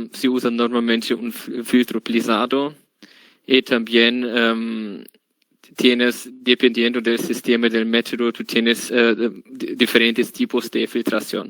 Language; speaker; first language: Spanish; non-native, learner; German